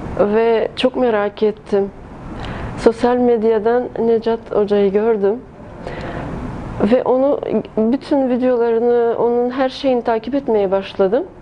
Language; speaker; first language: Turkish; early bilingual, heritage; Turkish